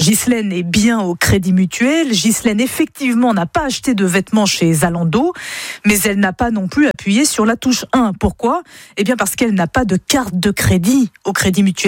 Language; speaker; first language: French; native; French